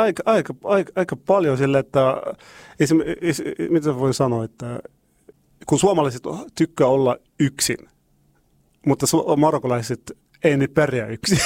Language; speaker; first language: Finnish; non-native, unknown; Arabic